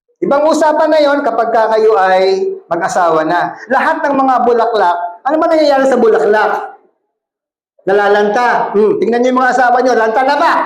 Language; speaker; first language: Filipino; non-native, local second language; Cebuano